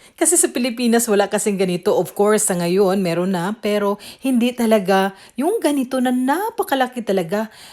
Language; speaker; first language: Filipino; native; Filipino